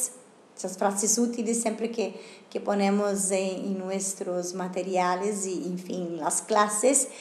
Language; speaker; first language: Spanish; non-native, fluent; Portuguese